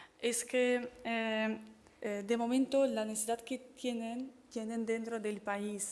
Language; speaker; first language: Spanish; non-native, fluent; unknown